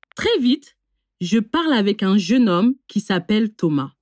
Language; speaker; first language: French; native; French